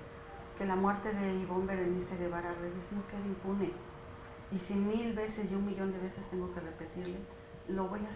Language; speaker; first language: Spanish; native; Spanish